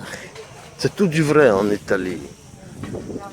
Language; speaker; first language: French; native; French